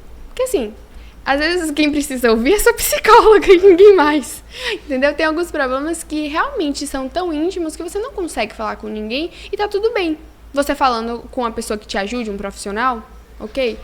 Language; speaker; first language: Portuguese; native; Portuguese